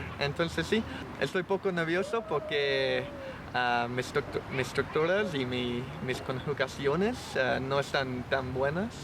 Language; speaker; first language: Spanish; non-native, learner; English